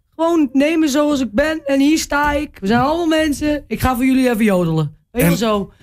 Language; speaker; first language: Dutch; native; Dutch